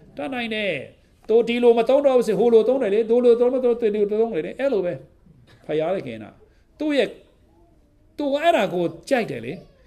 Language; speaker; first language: Burmese; non-native, local second language; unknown